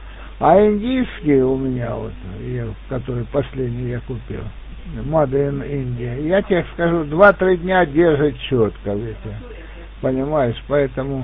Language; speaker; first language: Russian; native; Russian